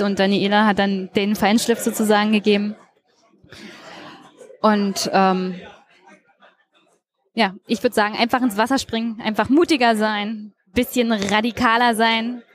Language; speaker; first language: German; native; German